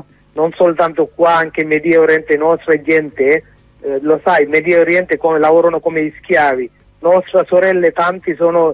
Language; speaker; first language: Italian; non-native, learner; Sinhala